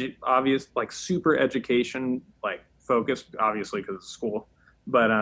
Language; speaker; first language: English; native; English